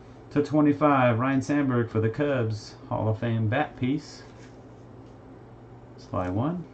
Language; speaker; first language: English; native; English